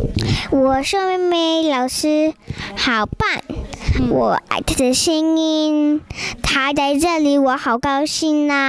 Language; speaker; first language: Chinese; early bilingual, heritage; Chinese